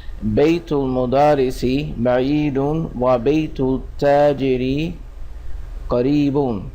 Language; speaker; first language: Arabic; non-native, fluent; English